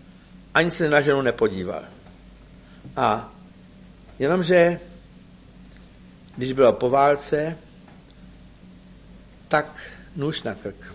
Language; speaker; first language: Czech; native; Czech